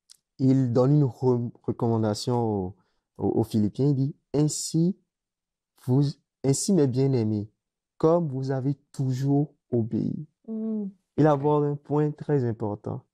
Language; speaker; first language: French; native; French